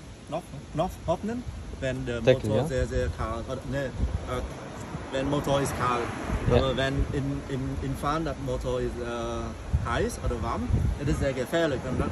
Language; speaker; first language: German; non-native, learner; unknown